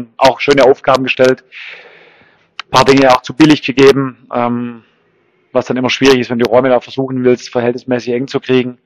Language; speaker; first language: German; native; German